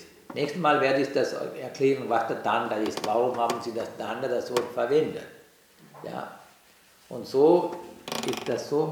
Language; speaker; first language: German; non-native, learner; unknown